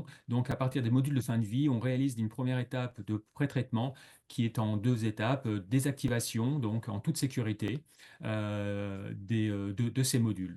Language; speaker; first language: French; native; French